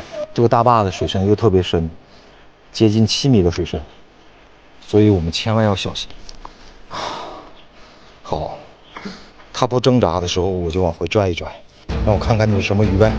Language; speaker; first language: Chinese; native; Chinese